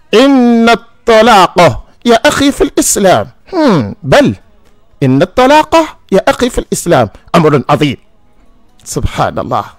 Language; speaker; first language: Arabic; non-native, learner; Yoruba